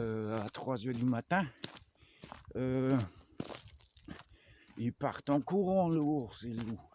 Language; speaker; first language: French; non-native, fluent; German